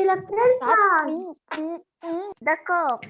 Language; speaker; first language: French; non-native, local second language; Arabic